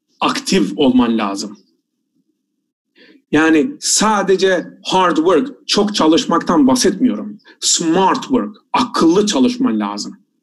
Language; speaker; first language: Turkish; non-native, fluent; Albanian